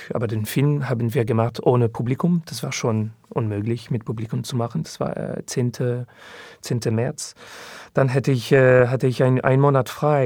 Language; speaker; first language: German; non-native, learner; French